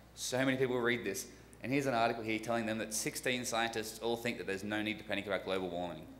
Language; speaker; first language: English; native; English